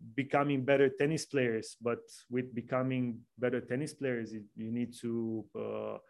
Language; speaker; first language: English; non-native, fluent; Romanian